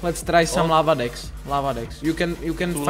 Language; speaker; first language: English; non-native, learner; Czech